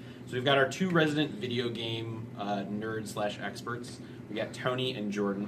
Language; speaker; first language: English; native; English